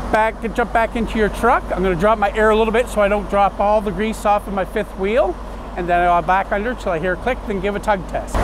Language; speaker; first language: English; native; English